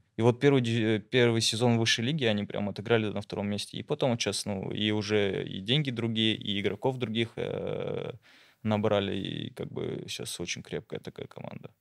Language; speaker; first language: Russian; native; Russian